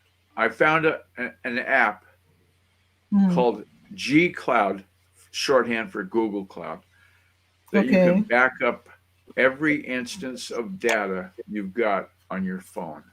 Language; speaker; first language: English; native; English